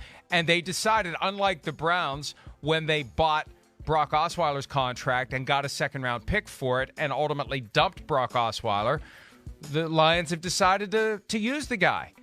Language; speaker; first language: English; native; English